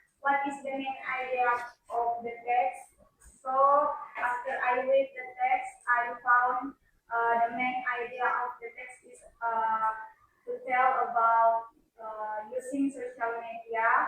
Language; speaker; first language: English; non-native, learner; Indonesian